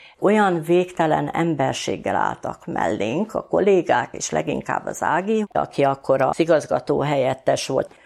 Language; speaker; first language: Hungarian; native; Hungarian